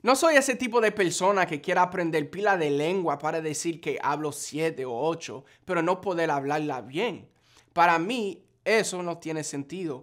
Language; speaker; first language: Spanish; non-native, fluent; English